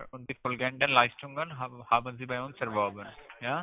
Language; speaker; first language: German; non-native, learner; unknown